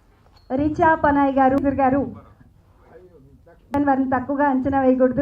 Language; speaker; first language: Telugu; native; Telugu